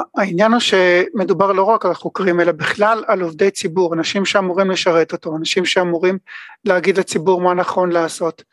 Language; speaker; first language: Hebrew; native; Hebrew